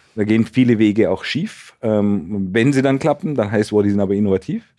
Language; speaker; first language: German; native; German